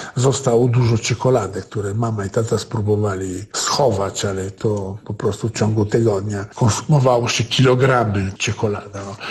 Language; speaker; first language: Polish; non-native, fluent; Italian